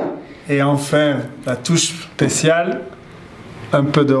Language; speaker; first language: French; native; French